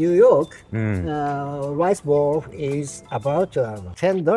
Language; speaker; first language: English; non-native, learner; Japanese